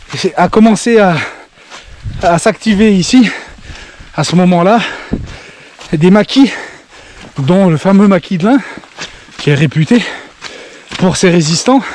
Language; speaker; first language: French; native; French